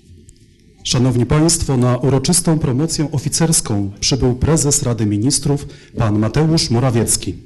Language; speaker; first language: Polish; native; Polish